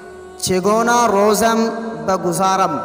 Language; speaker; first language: Persian; non-native, learner; Urdu